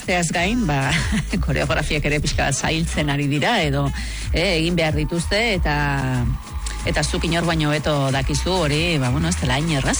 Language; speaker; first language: Basque; native; Basque